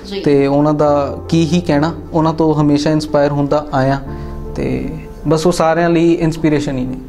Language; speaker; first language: Punjabi; early bilingual, other home language; English